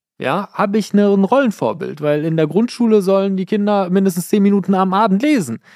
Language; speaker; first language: German; early bilingual, other home language; Persian